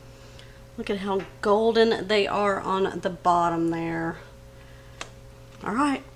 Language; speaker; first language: English; native; English